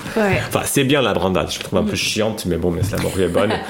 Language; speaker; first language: French; non-native, fluent; Portuguese